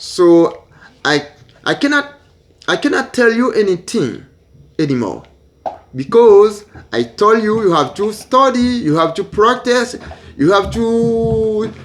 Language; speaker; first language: English; non-native, learner; Haitian Creole